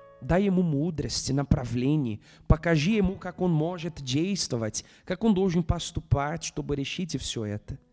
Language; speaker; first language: Russian; non-native, fluent; Portuguese